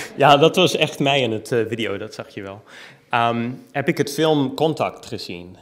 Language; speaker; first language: Dutch; non-native, fluent; English